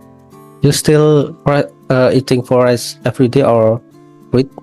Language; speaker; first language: English; non-native, learner; Indonesian